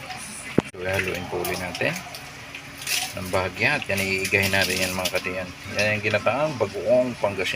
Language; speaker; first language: Filipino; native; Filipino